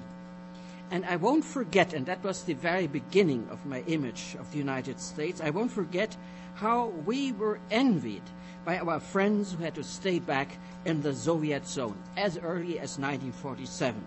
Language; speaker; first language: English; non-native, fluent; German